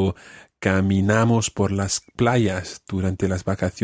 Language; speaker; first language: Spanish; non-native, fluent; English